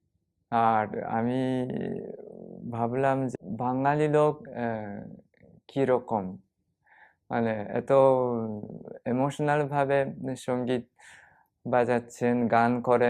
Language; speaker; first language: Bangla; non-native, fluent; Japanese